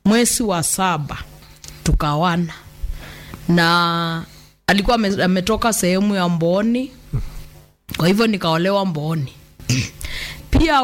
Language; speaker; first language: Swahili; non-native, local second language; Kamba